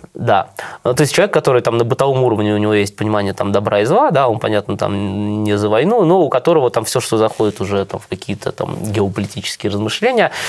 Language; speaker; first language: Russian; native; Russian